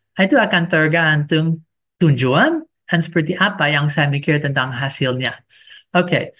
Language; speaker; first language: Indonesian; non-native, fluent; English